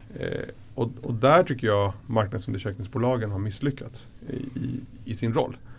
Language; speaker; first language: Swedish; early bilingual, other home language; Spanish